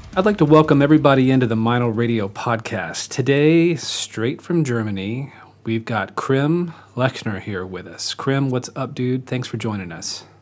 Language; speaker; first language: English; native; English